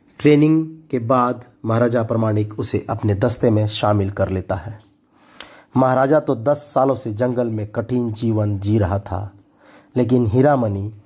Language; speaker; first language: Hindi; native; Hindi